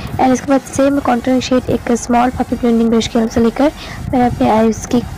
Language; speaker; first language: Hindi; non-native, local second language; Bangla